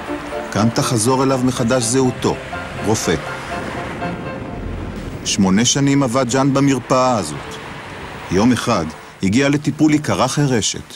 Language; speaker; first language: Hebrew; native; Hebrew